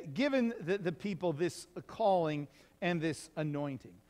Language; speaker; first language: English; native; English